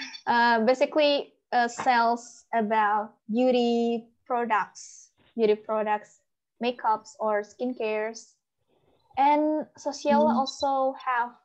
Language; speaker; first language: English; non-native, learner; Indonesian